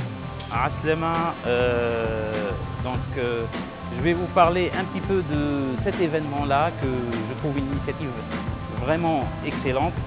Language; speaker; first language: French; non-native, local second language; Arabic